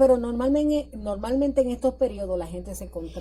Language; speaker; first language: Spanish; native; Spanish